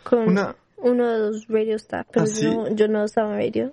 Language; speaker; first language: Spanish; early bilingual, heritage; Spanish